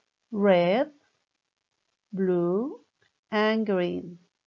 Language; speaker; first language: English; non-native, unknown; Spanish